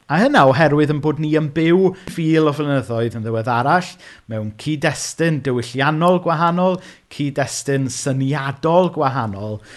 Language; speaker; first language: Welsh; native; Welsh